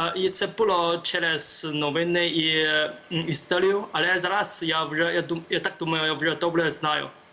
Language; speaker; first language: Ukrainian; non-native, learner; Chinese